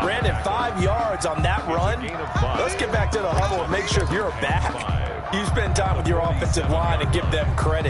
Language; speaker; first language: English; native; English